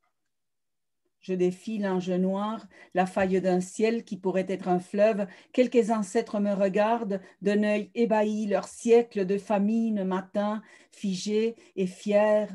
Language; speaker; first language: French; early bilingual, other home language; Spanish